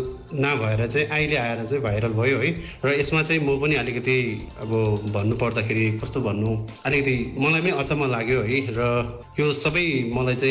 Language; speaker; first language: Nepali; native; Nepali